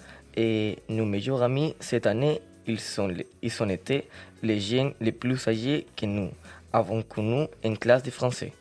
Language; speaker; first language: French; non-native, learner; Spanish